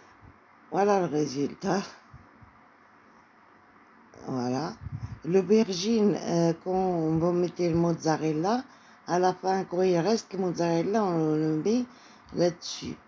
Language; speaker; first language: French; non-native, fluent; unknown